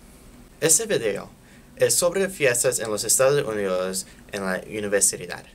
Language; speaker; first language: Spanish; non-native, learner; English